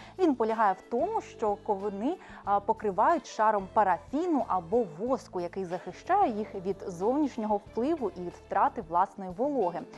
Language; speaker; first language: Ukrainian; native; Ukrainian